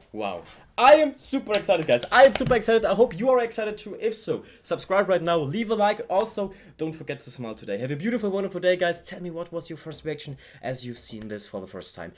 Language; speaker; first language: English; non-native, fluent; German